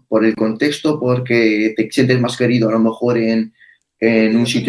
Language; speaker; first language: Spanish; native; Spanish